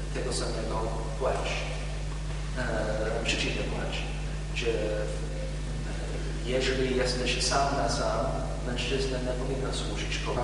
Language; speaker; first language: Polish; non-native, learner; English